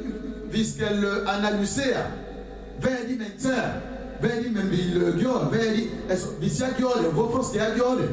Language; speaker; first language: Danish; non-native, fluent; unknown